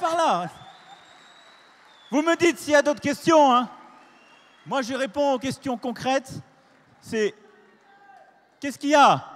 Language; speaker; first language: French; native; French